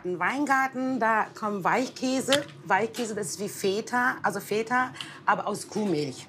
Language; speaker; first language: German; non-native, fluent; Kurdish